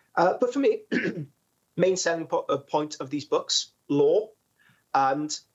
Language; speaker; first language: English; native; English